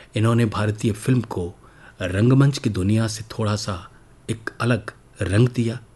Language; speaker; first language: Hindi; native; Hindi